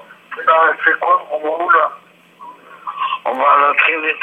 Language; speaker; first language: French; native; French